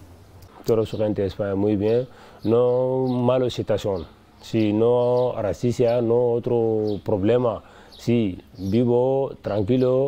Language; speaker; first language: Spanish; non-native, learner; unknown